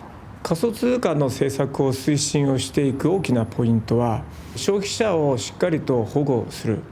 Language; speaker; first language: Japanese; native; Japanese